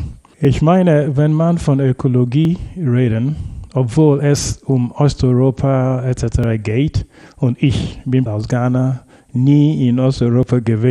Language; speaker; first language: German; non-native, fluent; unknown